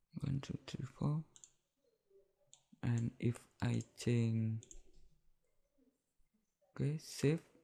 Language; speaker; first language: English; non-native, learner; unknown